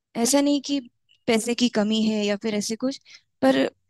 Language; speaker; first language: Hindi; non-native, local second language; Marathi